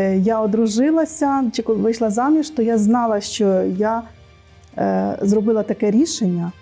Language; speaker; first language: Ukrainian; native; Ukrainian